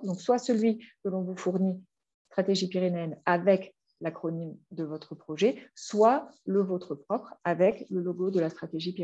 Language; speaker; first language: French; native; French